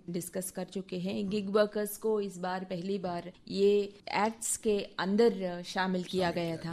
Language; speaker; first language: Hindi; non-native, local second language; Telugu